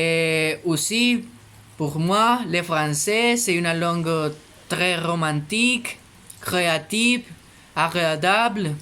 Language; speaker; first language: French; non-native, learner; Spanish